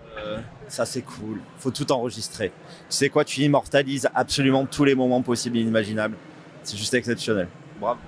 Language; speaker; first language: French; native; French